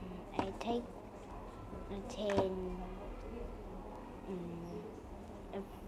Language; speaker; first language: English; non-native, learner; Vietnamese